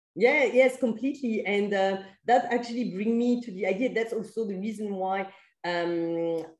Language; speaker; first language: English; non-native, fluent; French